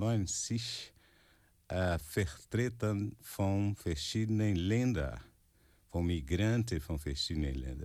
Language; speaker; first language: German; non-native, fluent; Portuguese